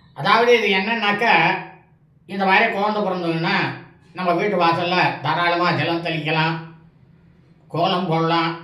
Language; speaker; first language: Tamil; native; Tamil